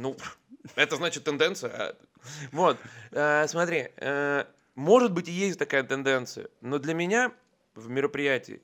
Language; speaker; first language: Russian; native; Russian